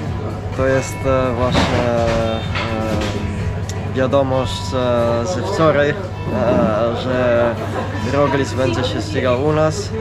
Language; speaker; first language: Polish; non-native, fluent; Italian